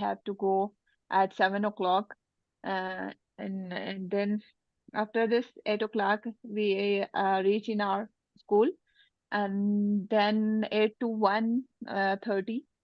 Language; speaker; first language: English; non-native, learner; Urdu